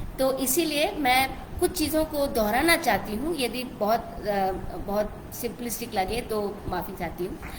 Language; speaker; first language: Hindi; non-native, local second language; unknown